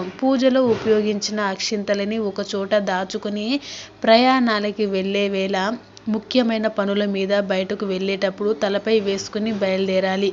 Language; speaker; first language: Telugu; native; Telugu